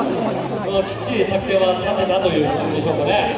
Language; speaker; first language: Japanese; native; Japanese